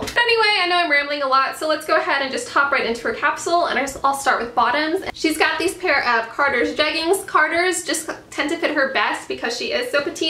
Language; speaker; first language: English; native; English